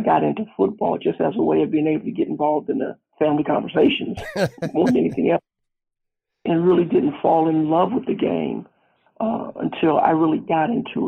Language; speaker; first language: English; native; English